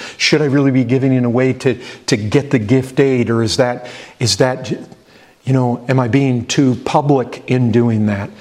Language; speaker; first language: English; native; English